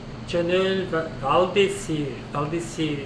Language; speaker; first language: Korean; non-native, learner; Portuguese